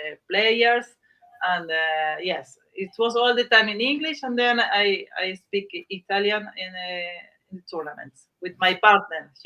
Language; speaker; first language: English; non-native, learner; Spanish